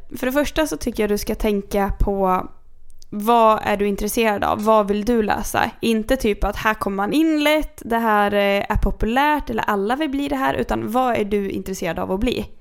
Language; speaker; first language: Swedish; native; Swedish